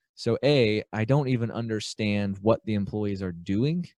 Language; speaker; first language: English; native; English